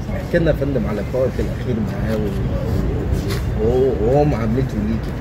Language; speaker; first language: Arabic; native; Arabic